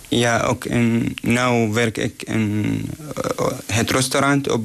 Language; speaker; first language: Dutch; non-native, learner; Arabic